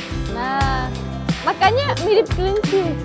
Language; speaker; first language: Indonesian; non-native, fluent; German